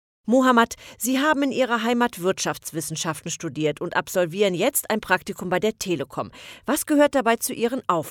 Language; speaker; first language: German; native; German